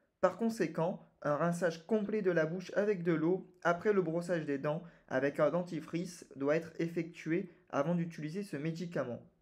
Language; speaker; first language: French; native; French